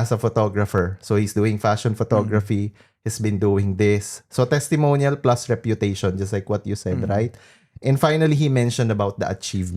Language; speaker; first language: English; non-native, local second language; Filipino